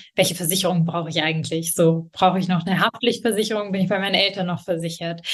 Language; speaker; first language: German; early bilingual, other home language; Albanian